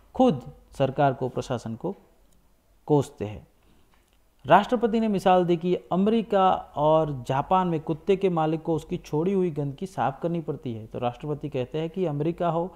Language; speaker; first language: Hindi; non-native, local second language; Gujarati